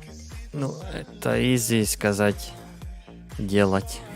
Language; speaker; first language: Russian; non-native, learner; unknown